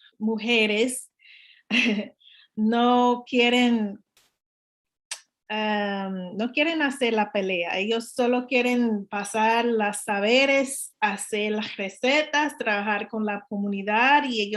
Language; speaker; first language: Spanish; non-native, learner; English